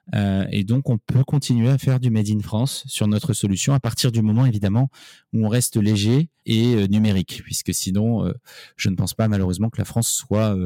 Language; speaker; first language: French; native; French